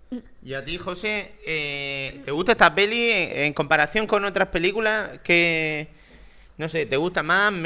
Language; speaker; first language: Spanish; native; Spanish